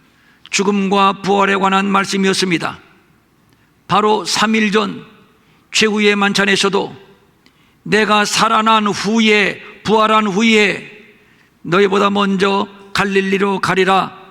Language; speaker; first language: Korean; native; Korean